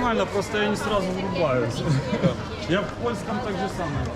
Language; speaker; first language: Russian; native; Russian